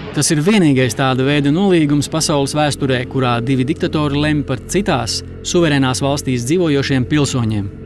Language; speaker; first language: Latvian; native; Latvian